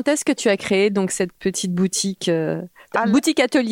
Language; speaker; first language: French; native; French